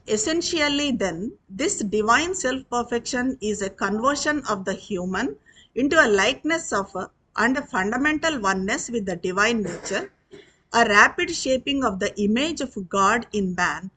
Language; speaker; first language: English; non-native, local second language; Telugu